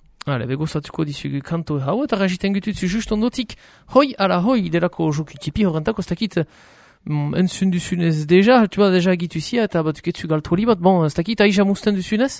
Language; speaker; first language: Basque; native; Basque